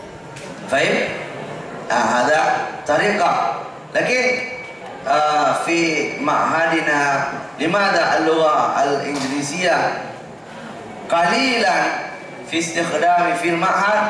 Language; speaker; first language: Arabic; non-native, fluent; Indonesian